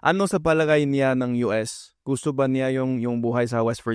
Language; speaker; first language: Filipino; non-native, fluent; English